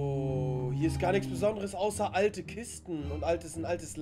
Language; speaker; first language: German; native; German